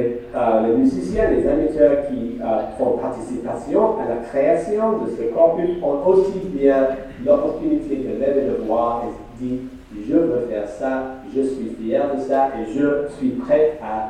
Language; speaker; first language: French; non-native, fluent; English